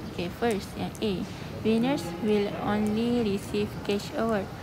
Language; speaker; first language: English; non-native, local second language; Malay